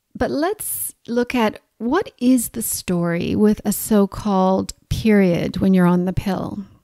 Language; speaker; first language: English; native; English